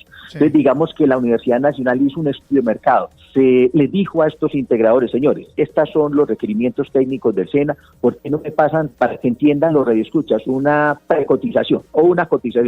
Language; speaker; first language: Spanish; native; Spanish